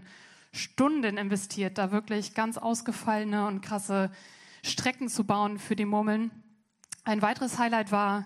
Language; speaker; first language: German; native; German